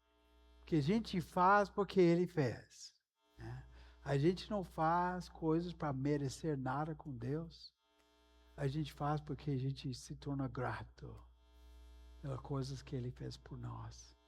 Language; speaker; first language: Portuguese; non-native, fluent; English